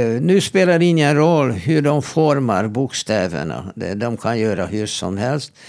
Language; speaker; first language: Swedish; non-native, fluent; Hungarian